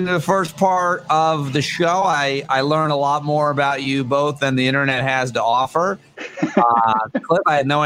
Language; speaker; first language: English; native; English